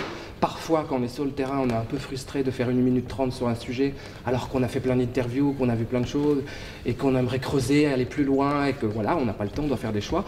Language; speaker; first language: French; native; French